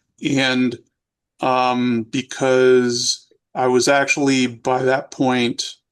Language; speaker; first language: English; native; English